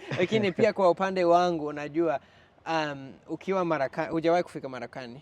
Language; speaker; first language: Swahili; non-native, fluent; English